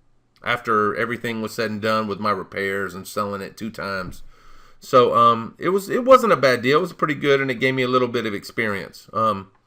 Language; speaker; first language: English; native; English